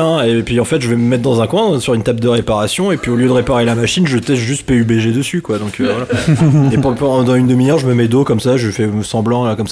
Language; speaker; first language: French; native; French